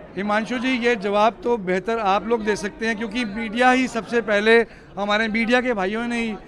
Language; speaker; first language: Hindi; native; Hindi